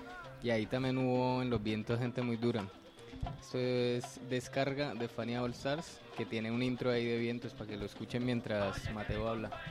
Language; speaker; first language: Spanish; native; Spanish